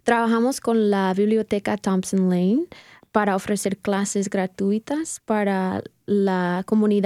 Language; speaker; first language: Spanish; non-native, fluent; English